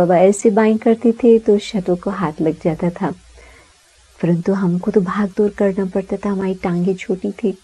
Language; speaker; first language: Hindi; early bilingual, heritage; Sindhi